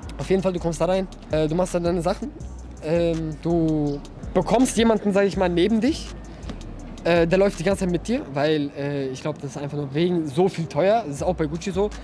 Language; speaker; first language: German; early bilingual, other home language; Russian